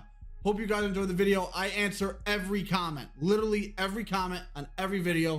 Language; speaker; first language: English; native; English